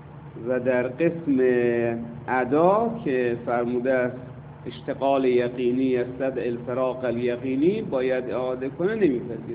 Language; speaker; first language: Persian; native; Persian